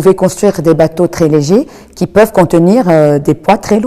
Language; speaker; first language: French; non-native, local second language; Arabic